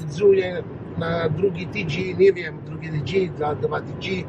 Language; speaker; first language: Polish; non-native, learner; Italian